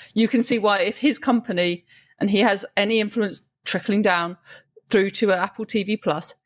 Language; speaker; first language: English; native; English